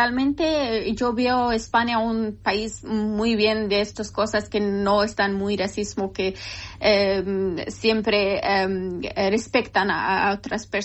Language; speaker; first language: Spanish; non-native, learner; Persian